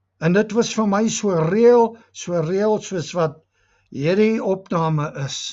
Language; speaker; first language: Afrikaans; non-native, local second language; English